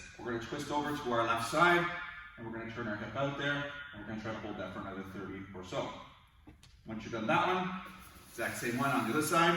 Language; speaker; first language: English; native; English